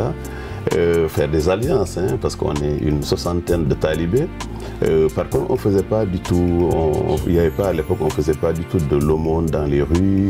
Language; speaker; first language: French; non-native, local second language; Wolof